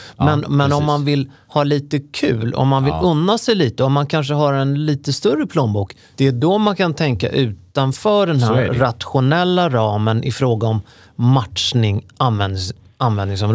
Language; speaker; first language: Swedish; native; Swedish